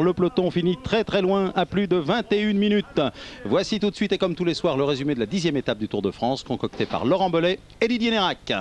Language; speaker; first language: French; native; French